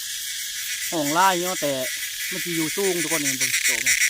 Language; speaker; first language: Thai; non-native, local second language; Northeastern Thai